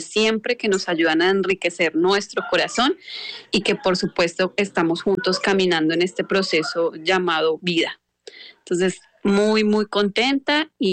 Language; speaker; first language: Spanish; native; Spanish